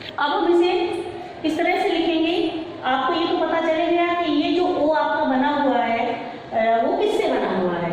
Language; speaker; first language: Hindi; native; Hindi